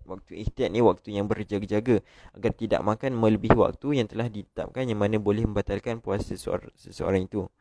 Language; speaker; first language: Malay; native; Malay